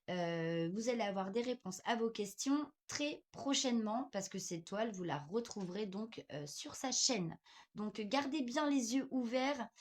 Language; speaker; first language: French; native; French